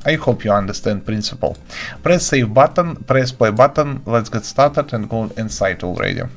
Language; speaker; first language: English; non-native, learner; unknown